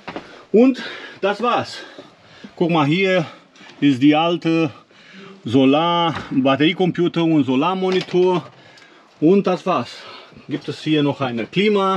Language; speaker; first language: German; non-native, learner; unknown